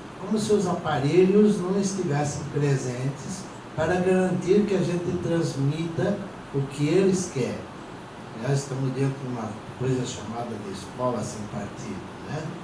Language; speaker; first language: Portuguese; non-native, local second language; Venetian